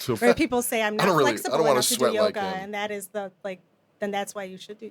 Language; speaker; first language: English; native; English